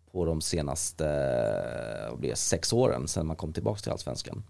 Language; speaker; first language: Swedish; early bilingual, other home language; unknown